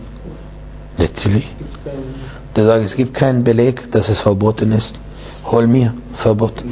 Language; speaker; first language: German; non-native, fluent; Arabic